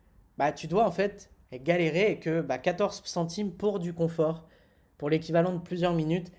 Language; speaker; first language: French; native; French